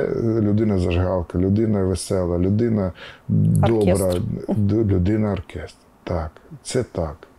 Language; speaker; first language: Ukrainian; non-native, local second language; Russian